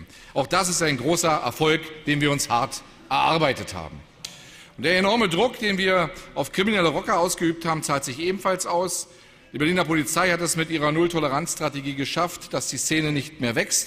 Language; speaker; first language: German; native; German